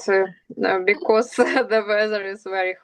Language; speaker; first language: English; non-native, learner; Russian